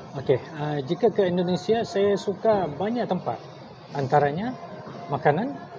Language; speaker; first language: Malay; native; Malay